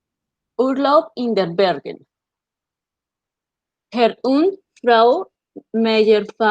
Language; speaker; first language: German; non-native, learner; Spanish